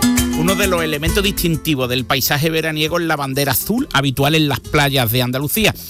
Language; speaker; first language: Spanish; native; Spanish